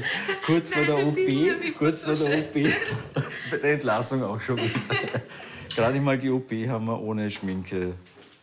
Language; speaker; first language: German; native; German